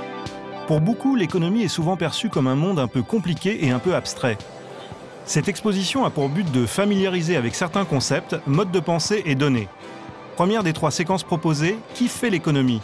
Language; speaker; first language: French; native; French